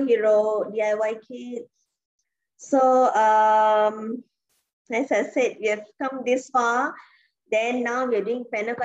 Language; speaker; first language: English; non-native, local second language; Tamil